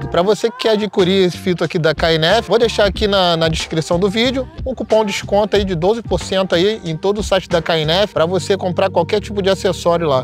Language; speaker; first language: Portuguese; native; Portuguese